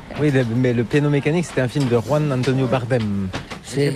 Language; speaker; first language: French; native; French